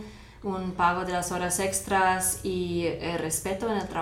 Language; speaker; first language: Spanish; non-native, fluent; English